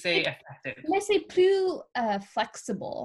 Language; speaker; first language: French; non-native, learner; English